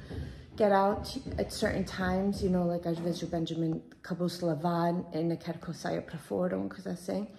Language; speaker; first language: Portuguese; early bilingual, heritage; Portuguese